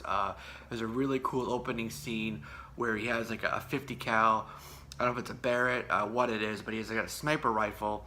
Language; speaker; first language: English; native; English